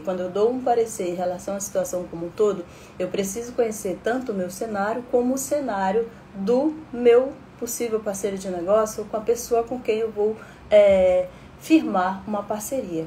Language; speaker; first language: Portuguese; native; Portuguese